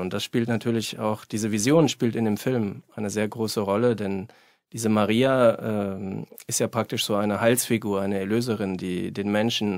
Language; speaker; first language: German; native; German